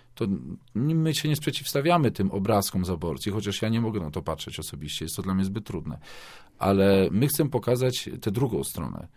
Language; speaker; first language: Polish; native; Polish